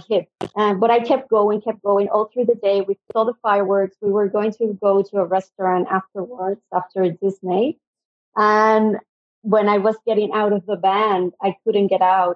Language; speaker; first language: English; non-native, fluent; Spanish